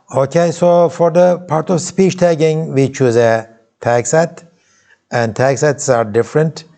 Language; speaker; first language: English; non-native, fluent; Turkish